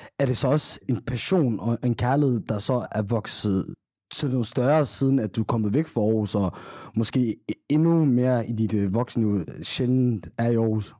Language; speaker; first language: Danish; early bilingual, other home language; Somali